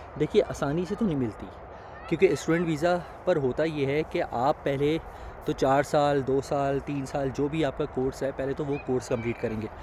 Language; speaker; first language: Urdu; native; Urdu